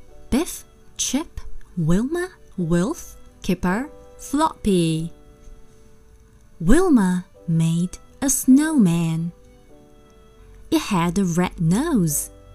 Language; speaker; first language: English; non-native, fluent; Chinese